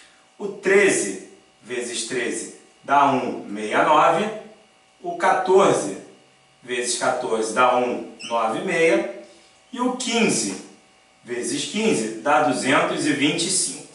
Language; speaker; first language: Portuguese; native; Portuguese